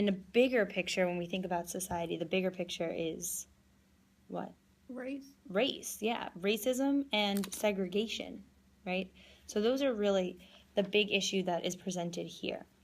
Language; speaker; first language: English; native; English